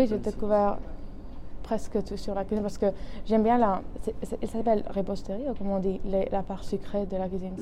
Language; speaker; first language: French; non-native, learner; Spanish